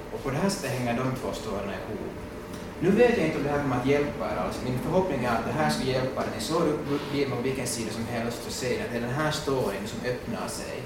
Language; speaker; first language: Swedish; native; Swedish